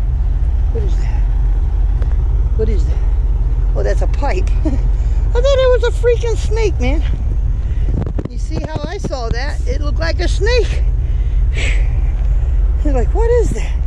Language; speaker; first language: English; native; English